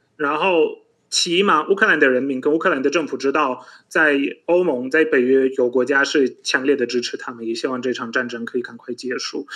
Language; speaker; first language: Chinese; non-native, fluent; Polish